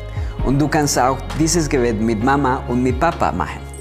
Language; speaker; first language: German; non-native, fluent; Spanish